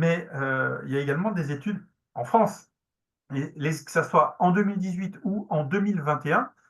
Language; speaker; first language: French; native; French